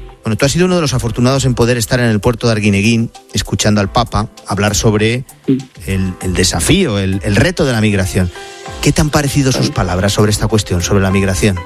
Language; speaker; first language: Spanish; native; Spanish